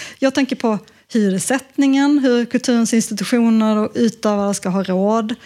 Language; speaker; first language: Swedish; native; Swedish